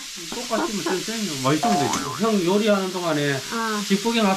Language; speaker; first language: Korean; native; Korean